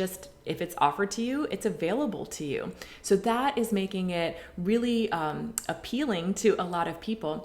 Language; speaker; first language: English; native; English